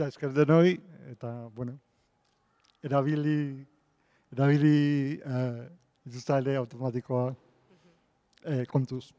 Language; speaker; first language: Basque; non-native, local second language; Spanish